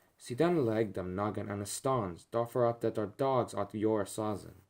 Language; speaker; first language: Swedish; non-native, learner; English